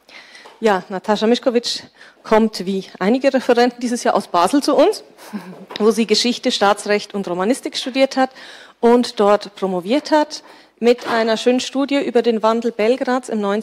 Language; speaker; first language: German; native; German